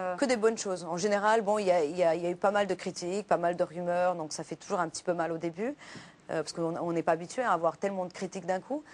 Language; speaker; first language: French; non-native, local second language; Portuguese